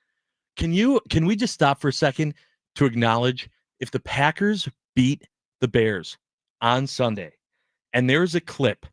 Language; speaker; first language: English; native; English